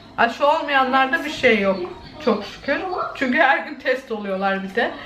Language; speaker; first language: Turkish; early bilingual, heritage; Turkish